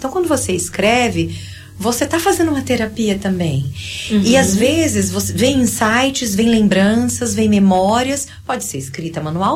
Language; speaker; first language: Portuguese; native; Portuguese